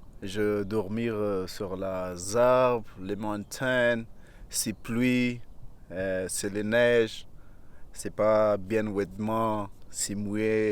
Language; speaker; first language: French; non-native, learner; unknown